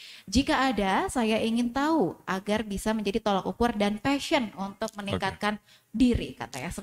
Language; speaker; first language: Indonesian; native; Indonesian